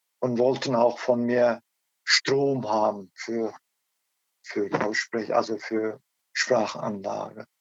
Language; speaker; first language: German; non-native, learner; Turkish